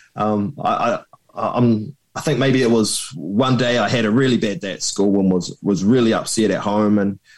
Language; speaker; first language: English; native; English